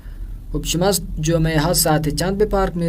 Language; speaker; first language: Persian; non-native, fluent; Urdu